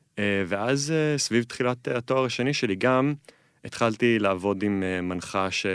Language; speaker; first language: Hebrew; native; Hebrew